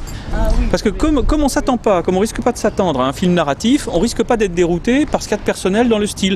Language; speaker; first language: French; native; French